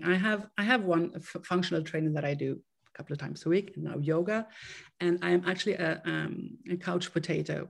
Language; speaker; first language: English; non-native, fluent; Swedish